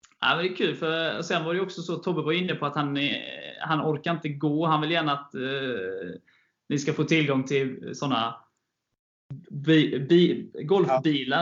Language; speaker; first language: Swedish; native; Swedish